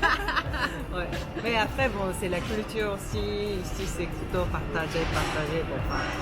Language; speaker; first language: French; non-native, fluent; Japanese